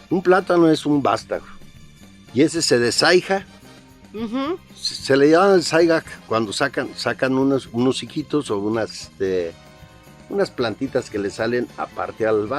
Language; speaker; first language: Spanish; native; Spanish